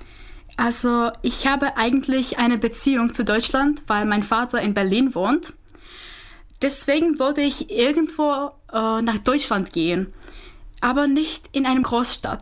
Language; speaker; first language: German; non-native, fluent; Czech